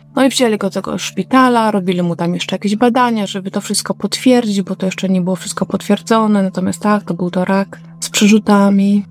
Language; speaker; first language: Polish; native; Polish